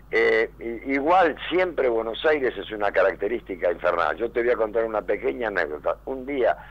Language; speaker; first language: Spanish; native; Spanish